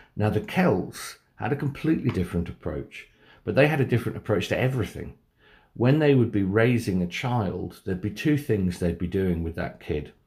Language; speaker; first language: English; native; English